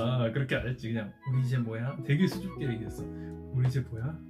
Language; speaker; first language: Korean; native; Korean